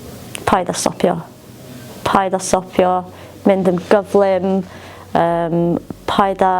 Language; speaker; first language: Welsh; non-native, local second language; English